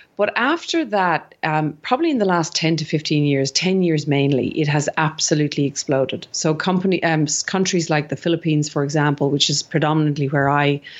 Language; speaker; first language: English; native; English